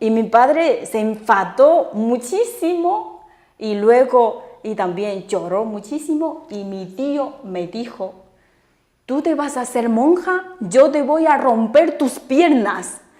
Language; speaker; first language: Spanish; non-native, fluent; Chinese